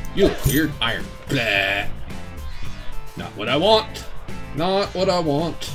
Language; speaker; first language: English; native; English